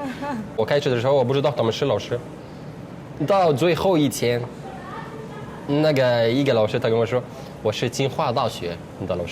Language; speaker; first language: Chinese; non-native, learner; Arabic